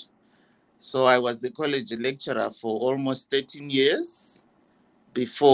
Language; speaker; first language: English; non-native, local second language; Shona